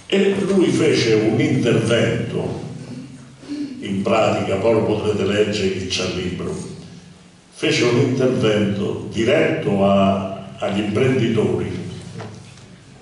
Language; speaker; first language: Italian; native; Italian